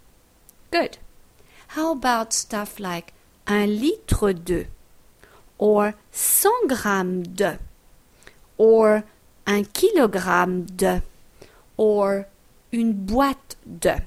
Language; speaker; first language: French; non-native, fluent; English